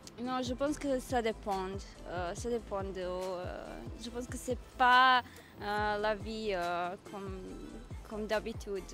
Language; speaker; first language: French; non-native, learner; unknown